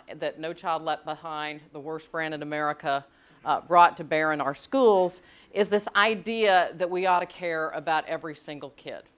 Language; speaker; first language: English; native; English